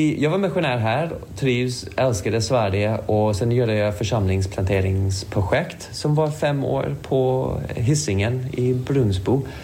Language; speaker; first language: Swedish; non-native, fluent; English